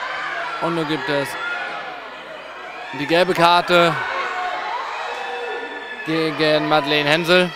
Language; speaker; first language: German; native; German